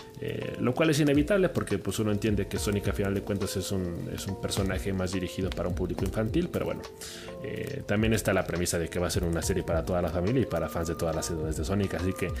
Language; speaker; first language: Spanish; native; Spanish